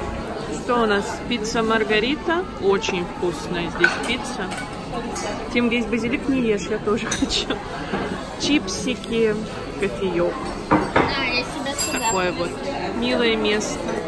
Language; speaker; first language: Russian; native; Russian